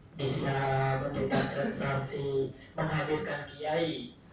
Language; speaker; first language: Indonesian; native; Indonesian